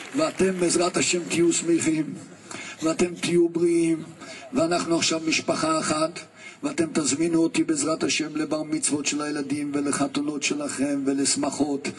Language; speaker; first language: Hebrew; native; Hebrew